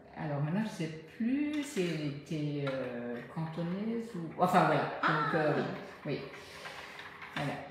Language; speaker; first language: French; native; French